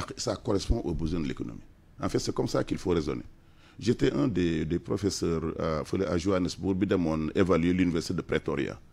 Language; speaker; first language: French; non-native, local second language; Wolof